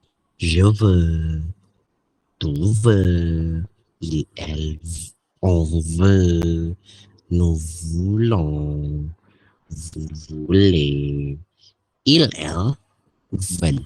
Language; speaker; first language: French; non-native, learner; Indonesian